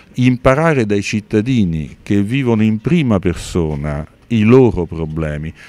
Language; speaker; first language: Italian; native; Italian